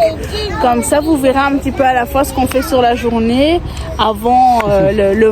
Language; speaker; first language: French; native; French